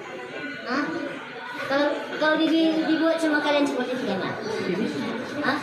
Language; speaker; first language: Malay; non-native, local second language; Nias